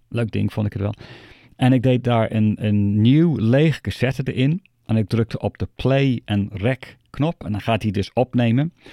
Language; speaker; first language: Dutch; non-native, fluent; English